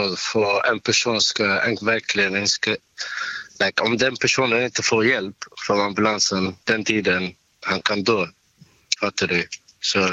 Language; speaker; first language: Swedish; non-native, fluent; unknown